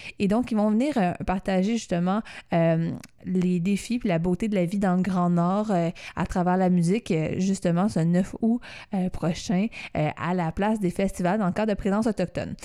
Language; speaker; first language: French; native; French